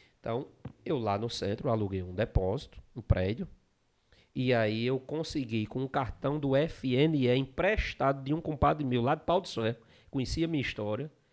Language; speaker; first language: Portuguese; native; Portuguese